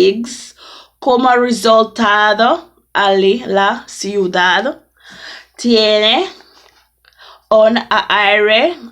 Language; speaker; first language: Spanish; non-native, learner; English